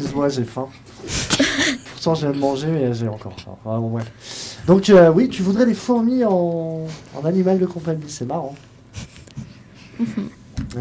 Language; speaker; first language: French; native; French